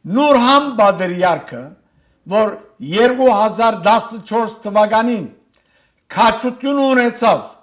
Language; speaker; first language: Armenian; native; Armenian